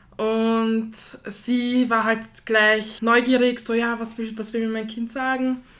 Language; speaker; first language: German; early bilingual, other home language; Slovak